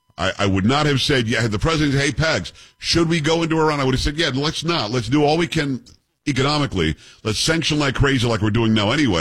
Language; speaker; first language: English; native; English